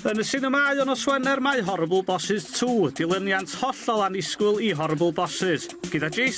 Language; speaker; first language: Welsh; native; Welsh